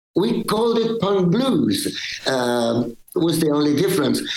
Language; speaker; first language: English; early bilingual, other home language; French